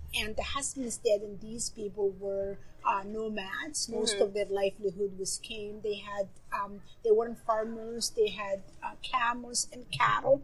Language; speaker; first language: English; non-native, fluent; Somali